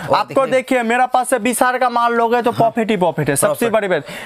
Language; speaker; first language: Hindi; non-native, local second language; Bangla